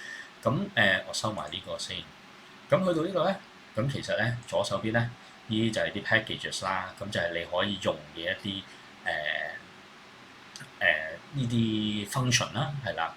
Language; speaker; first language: Cantonese; native; Cantonese